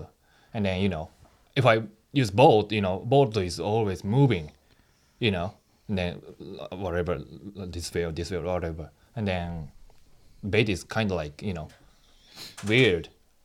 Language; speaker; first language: English; non-native, learner; Japanese